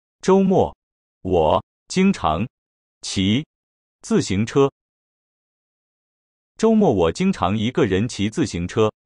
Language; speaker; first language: Chinese; non-native, learner; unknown